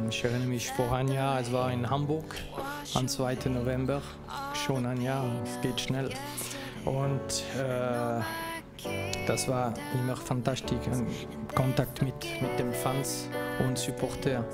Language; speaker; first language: German; non-native, fluent; French